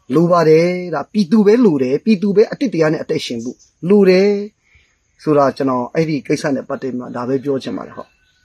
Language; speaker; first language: Burmese; non-native, local second language; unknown